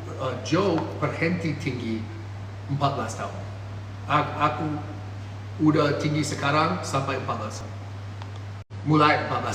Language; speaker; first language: Indonesian; non-native, fluent; English